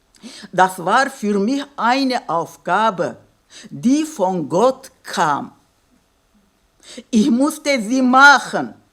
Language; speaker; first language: German; non-native, fluent; Kurdish